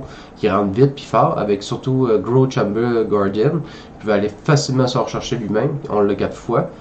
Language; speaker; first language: French; native; French